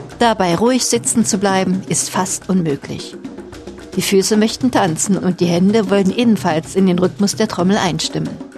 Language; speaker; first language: German; native; German